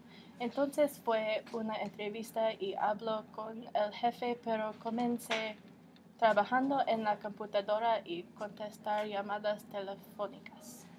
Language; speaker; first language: Spanish; non-native, learner; English